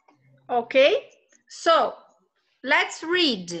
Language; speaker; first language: English; non-native, fluent; Portuguese